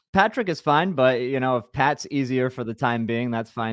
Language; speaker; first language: English; native; English